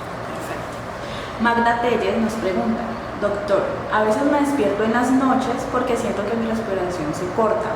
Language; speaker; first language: Spanish; native; Spanish